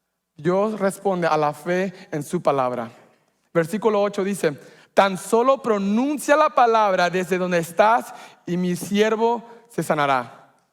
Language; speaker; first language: Spanish; early bilingual, heritage; Spanish